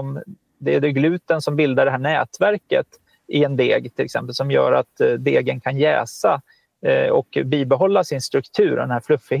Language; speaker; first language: Swedish; native; Swedish